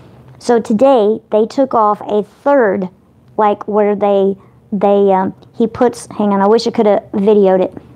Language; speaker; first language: English; native; English